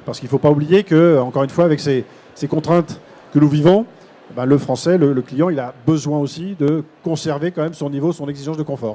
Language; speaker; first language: French; native; French